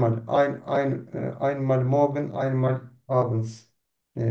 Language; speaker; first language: German; non-native, learner; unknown